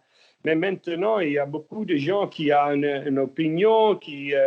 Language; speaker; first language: French; non-native, learner; Dutch